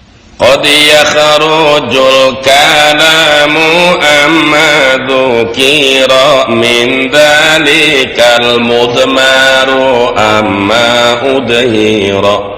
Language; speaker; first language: Arabic; non-native, fluent; Sundanese